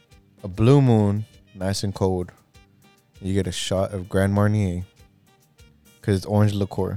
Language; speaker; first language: English; native; English